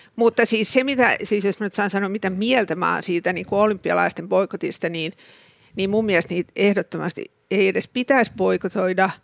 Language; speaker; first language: Finnish; native; Finnish